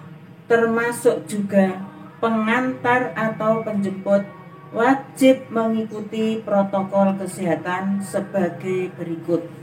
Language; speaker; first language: Indonesian; native; Indonesian